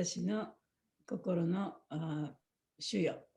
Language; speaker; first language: Japanese; native; Japanese